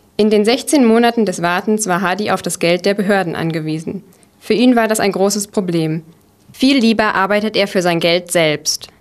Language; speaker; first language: German; native; German